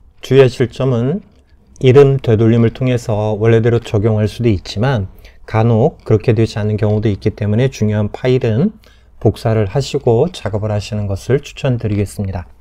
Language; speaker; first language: Korean; native; Korean